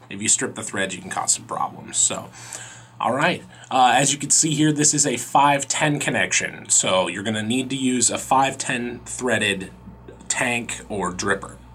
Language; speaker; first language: English; native; English